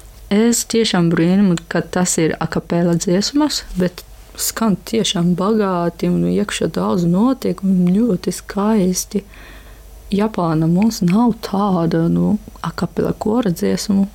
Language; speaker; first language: Latvian; non-native, learner; Japanese